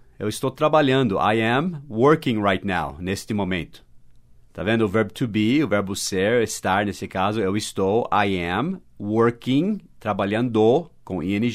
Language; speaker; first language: Portuguese; non-native, fluent; English